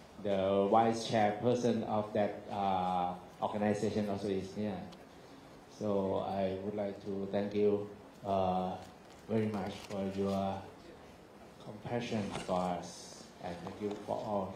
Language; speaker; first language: English; non-native, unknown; Thai